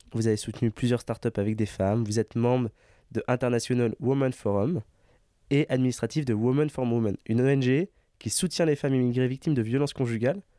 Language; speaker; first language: French; non-native, fluent; English